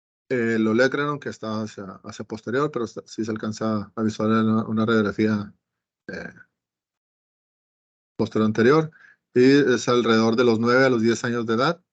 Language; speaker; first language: Spanish; native; Spanish